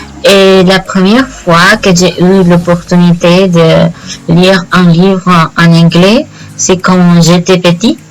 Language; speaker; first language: French; non-native, learner; Spanish